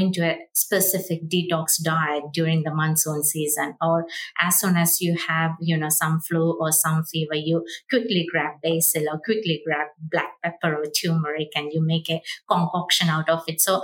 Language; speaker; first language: English; non-native, local second language; Malayalam